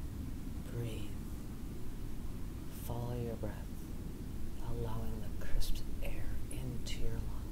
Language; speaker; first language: English; native; English